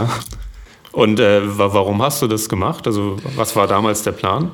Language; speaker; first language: German; native; German